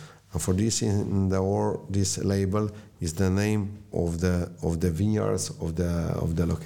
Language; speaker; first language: English; non-native, learner; Slovenian